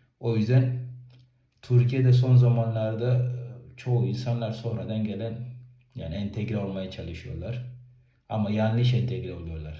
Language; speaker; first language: Turkish; non-native, fluent; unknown